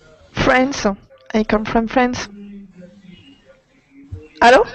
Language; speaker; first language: English; non-native, learner; French